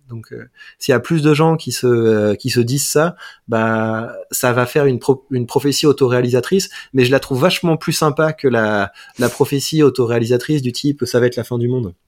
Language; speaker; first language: French; native; French